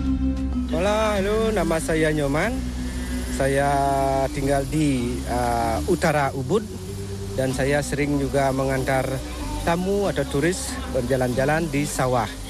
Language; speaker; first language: Indonesian; non-native, local second language; Balinese